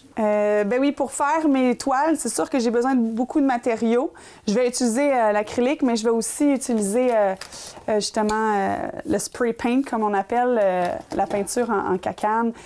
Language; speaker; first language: French; native; French